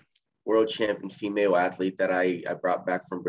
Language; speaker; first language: English; early bilingual, other home language; Portuguese